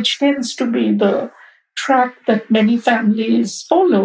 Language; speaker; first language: English; non-native, local second language; Bangla